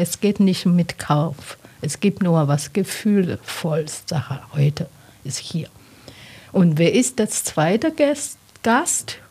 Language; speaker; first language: German; non-native, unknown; Chinese